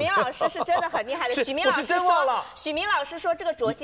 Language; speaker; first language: Chinese; native; Chinese